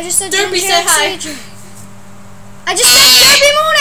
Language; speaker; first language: English; native; English